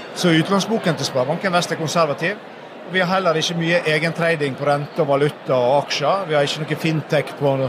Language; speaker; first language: Norwegian; native; Norwegian